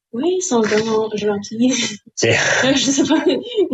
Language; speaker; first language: French; non-native, local second language; English